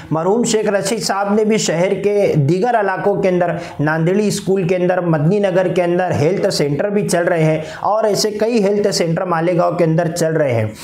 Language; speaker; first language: Hindi; non-native, local second language; Urdu